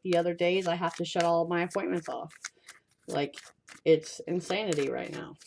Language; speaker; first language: English; native; English